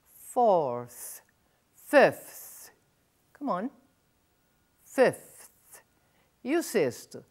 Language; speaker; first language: English; non-native, fluent; Portuguese